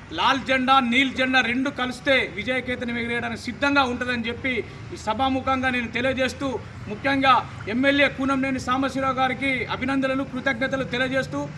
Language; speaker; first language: Telugu; native; Telugu